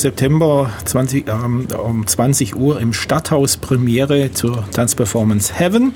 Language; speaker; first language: German; native; German